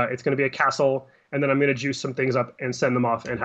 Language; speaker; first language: English; native; English